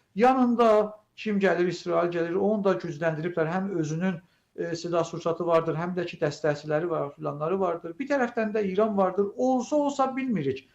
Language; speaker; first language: Azerbaijani; native; Azerbaijani